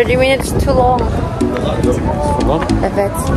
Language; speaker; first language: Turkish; non-native, learner; Indonesian